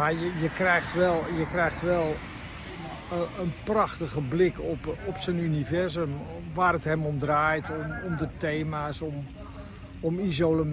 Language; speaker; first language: Dutch; native; Dutch